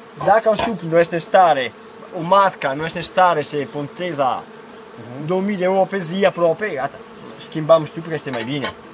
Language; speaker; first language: Romanian; non-native, fluent; Italian